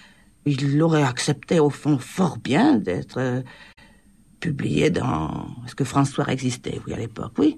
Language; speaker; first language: French; native; French